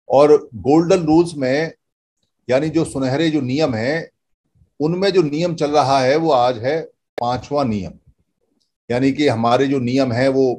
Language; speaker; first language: Hindi; native; Hindi